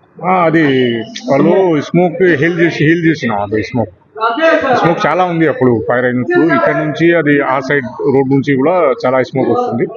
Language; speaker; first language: Telugu; non-native, local second language; Urdu